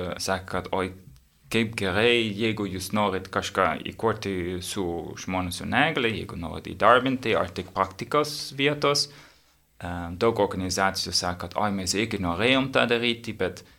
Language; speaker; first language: Lithuanian; non-native, fluent; Dutch